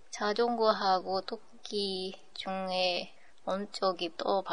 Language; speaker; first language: Korean; non-native, learner; Japanese